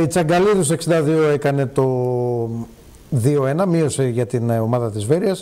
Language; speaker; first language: Greek; native; Greek